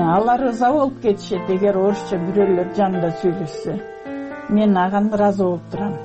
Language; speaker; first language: Kyrgyz; non-native, local second language; Russian